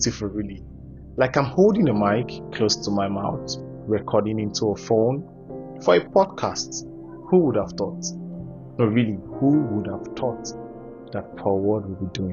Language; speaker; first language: English; non-native, local second language; Igbo